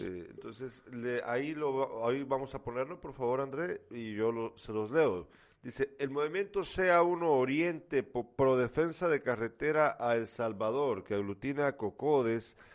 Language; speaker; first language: Spanish; native; Spanish